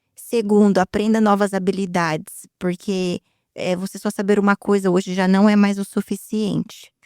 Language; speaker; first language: Portuguese; native; Portuguese